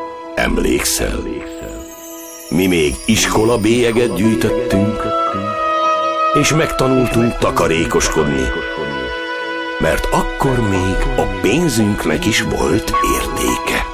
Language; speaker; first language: Hungarian; native; Hungarian